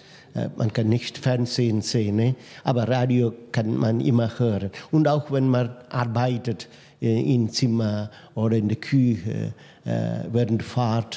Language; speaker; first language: German; non-native, fluent; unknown